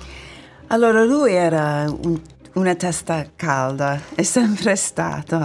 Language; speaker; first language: Italian; non-native, fluent; English